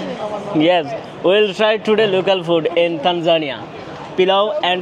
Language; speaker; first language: English; non-native, learner; Bangla